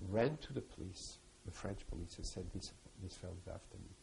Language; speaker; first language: English; early bilingual, other home language; French